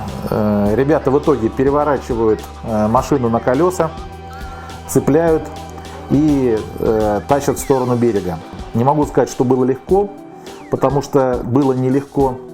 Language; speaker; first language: Russian; native; Russian